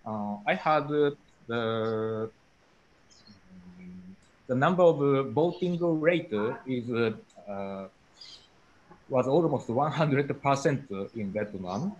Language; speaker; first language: English; non-native, learner; Japanese